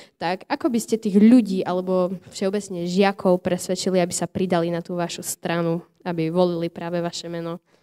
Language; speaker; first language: Slovak; native; Slovak